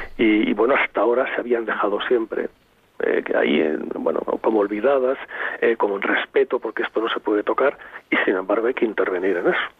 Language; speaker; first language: Spanish; native; Spanish